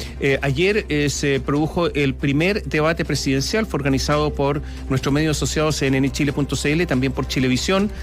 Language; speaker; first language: Spanish; native; Spanish